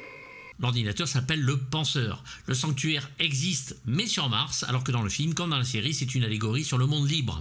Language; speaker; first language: French; native; French